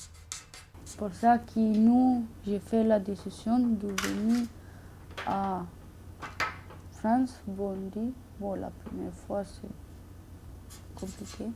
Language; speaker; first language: French; non-native, learner; Romanian